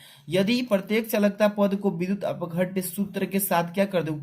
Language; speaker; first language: Hindi; native; Hindi